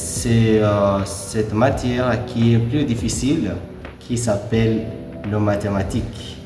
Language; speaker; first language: French; non-native, learner; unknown